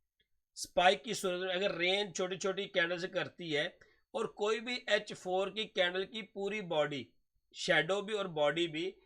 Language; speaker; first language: Hindi; non-native, local second language; Punjabi